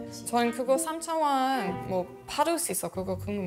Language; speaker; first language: Korean; non-native, learner; English